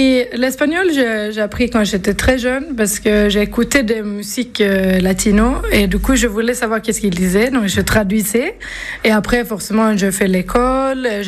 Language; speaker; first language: French; non-native, fluent; Swedish